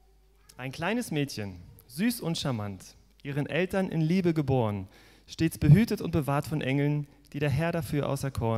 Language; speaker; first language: German; native; German